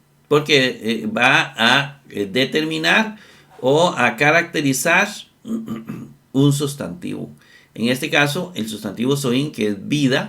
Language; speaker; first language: Spanish; native; Spanish